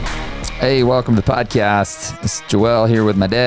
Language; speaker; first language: English; native; English